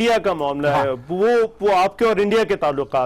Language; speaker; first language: Urdu; native; Urdu